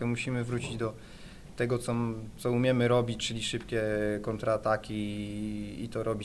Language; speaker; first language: Polish; native; Polish